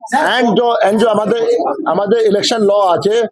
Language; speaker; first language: Hindi; non-native, local second language; Bangla